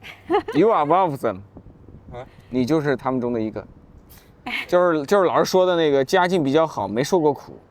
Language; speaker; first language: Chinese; native; Chinese